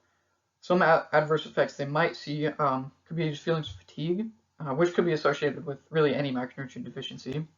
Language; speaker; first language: English; native; English